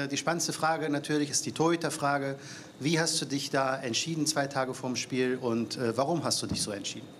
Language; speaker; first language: German; native; German